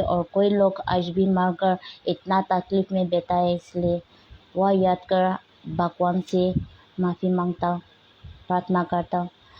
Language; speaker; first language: Hindi; non-native, local second language; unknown